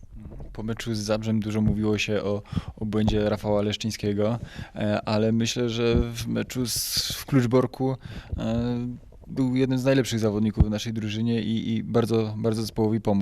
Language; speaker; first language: Polish; native; Polish